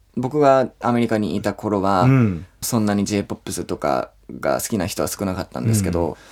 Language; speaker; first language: Japanese; non-native, fluent; English